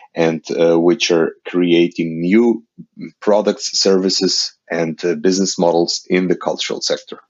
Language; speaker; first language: English; non-native, fluent; Ukrainian